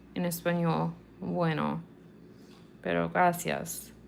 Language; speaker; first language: Spanish; non-native, learner; English